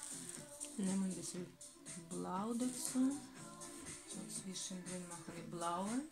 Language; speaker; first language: German; non-native, learner; Russian